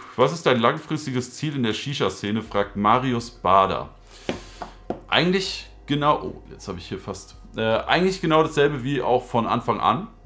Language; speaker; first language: German; native; German